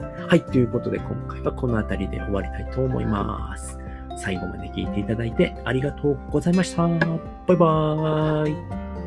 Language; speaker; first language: Japanese; native; Japanese